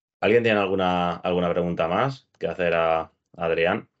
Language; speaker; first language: Spanish; native; Spanish